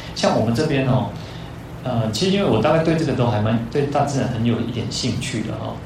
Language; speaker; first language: Chinese; non-native, local second language; Min Nan Chinese